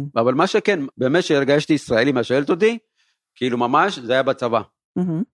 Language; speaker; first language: Hebrew; early bilingual, other home language; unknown